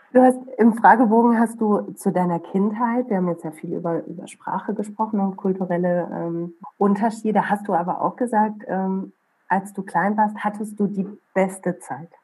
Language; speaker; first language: German; native; German